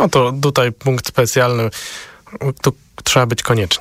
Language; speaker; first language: Polish; native; Polish